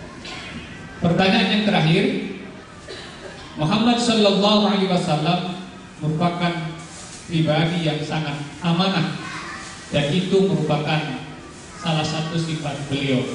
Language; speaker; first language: Indonesian; native; Indonesian